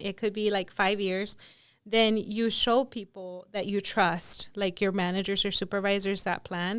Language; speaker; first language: English; early bilingual, other home language; Spanish